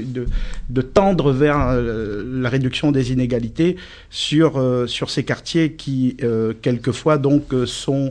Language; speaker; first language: French; native; French